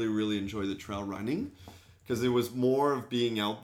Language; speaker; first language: English; non-native, fluent; French